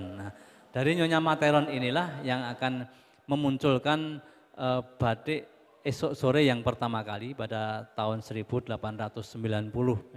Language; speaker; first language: Indonesian; native; Indonesian